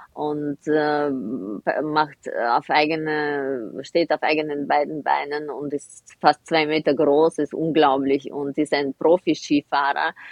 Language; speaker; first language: German; non-native, fluent; Russian